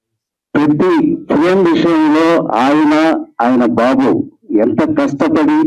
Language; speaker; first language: Telugu; native; Telugu